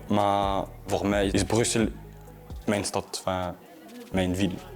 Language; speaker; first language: Dutch; non-native, fluent; Arabic